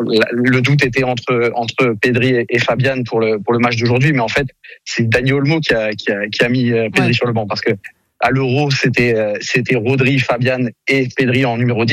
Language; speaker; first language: French; native; French